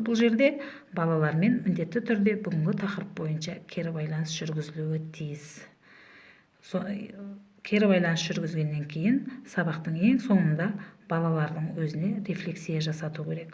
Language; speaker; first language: Kazakh; native; Kazakh